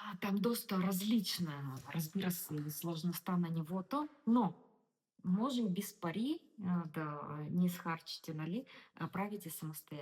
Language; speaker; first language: Bulgarian; non-native, learner; Russian